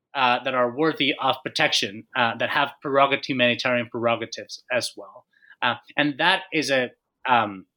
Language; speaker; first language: English; non-native, fluent; Spanish